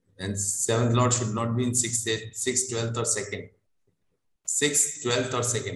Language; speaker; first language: English; non-native, local second language; Hindi